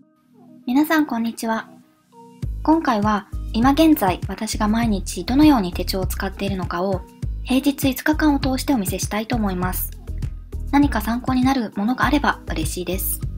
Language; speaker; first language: Japanese; native; Japanese